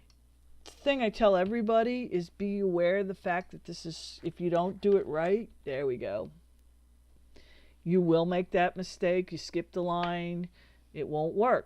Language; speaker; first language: English; native; English